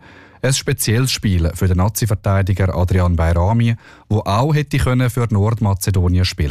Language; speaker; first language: German; native; German